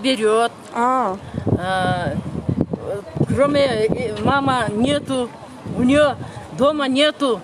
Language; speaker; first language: Russian; non-native, local second language; Kyrgyz